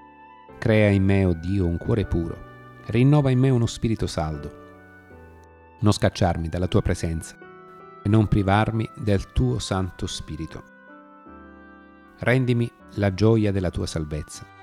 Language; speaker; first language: Italian; native; Italian